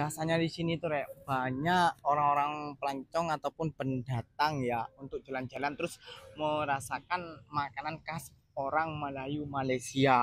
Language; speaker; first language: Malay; non-native, local second language; Javanese